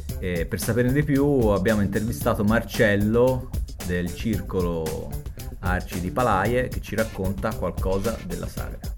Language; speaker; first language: Italian; native; Italian